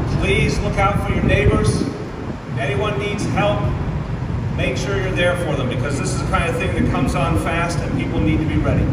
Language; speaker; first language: English; native; English